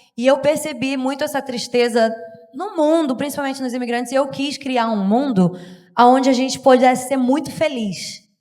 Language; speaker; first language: Portuguese; native; Portuguese